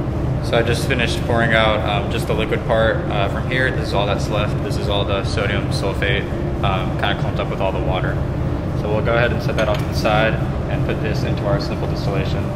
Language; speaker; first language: English; native; English